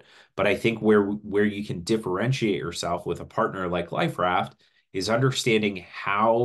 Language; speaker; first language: English; native; English